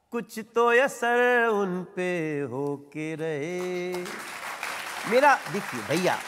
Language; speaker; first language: Hindi; native; Hindi